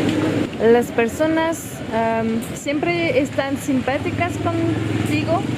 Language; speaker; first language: Spanish; non-native, learner; French